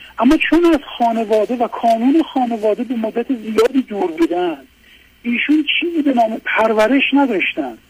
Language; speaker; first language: Persian; non-native, local second language; Azerbaijani